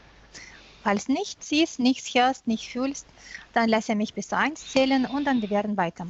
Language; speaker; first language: German; non-native, fluent; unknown